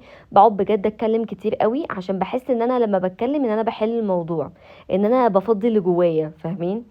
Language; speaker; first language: Arabic; native; Arabic